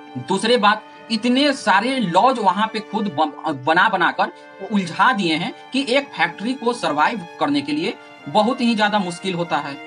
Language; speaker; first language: Hindi; native; Hindi